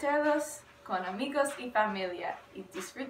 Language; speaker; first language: Spanish; non-native, learner; English